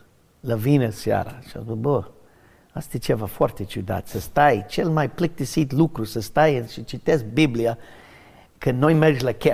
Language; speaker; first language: Romanian; non-native, learner; English